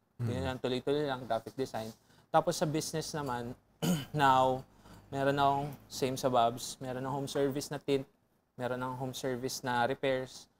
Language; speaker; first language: Filipino; native; Filipino